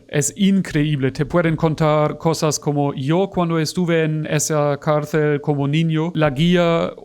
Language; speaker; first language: Spanish; non-native, fluent; German